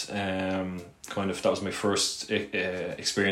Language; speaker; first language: English; native; English